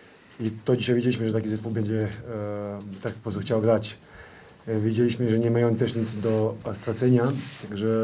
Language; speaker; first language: Polish; non-native, fluent; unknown